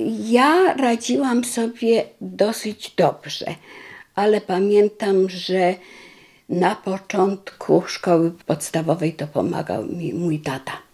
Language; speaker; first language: Polish; native; Polish